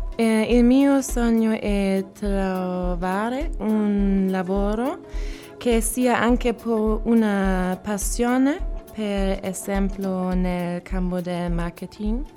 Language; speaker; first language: Italian; non-native, learner; German